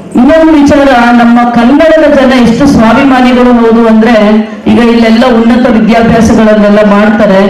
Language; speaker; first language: Kannada; native; Kannada